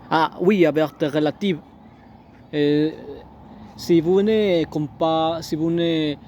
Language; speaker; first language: French; non-native, learner; Spanish